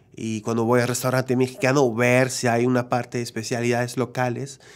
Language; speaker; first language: Spanish; non-native, fluent; French